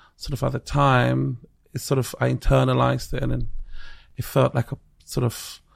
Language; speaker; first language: English; non-native, local second language; Akan